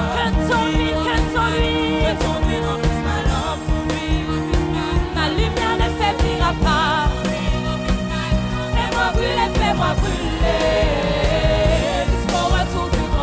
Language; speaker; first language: French; native; French